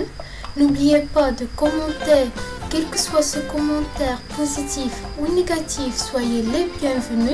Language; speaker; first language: French; non-native, fluent; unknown